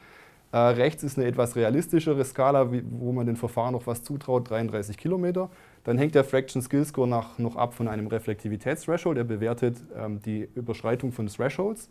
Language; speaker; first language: German; native; German